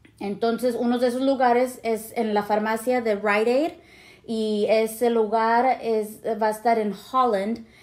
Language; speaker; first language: Spanish; early bilingual, heritage; Spanish